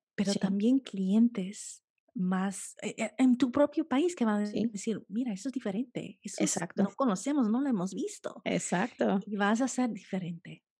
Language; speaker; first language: Spanish; early bilingual, heritage; Spanish